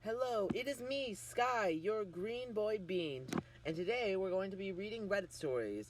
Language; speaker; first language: English; native; English